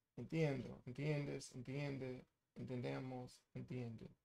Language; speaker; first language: Spanish; non-native, learner; English